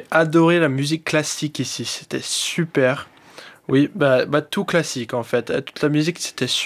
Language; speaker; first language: French; early bilingual, heritage; French